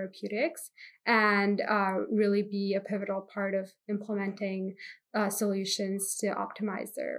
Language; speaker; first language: English; non-native, local second language; Hindi